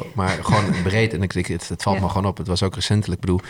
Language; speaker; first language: Dutch; early bilingual, other home language; Arabic